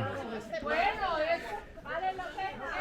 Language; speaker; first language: Spanish; native; Spanish